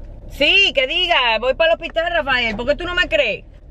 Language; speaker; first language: Spanish; native; Spanish